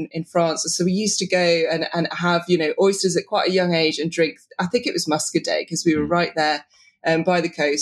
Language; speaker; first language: English; native; English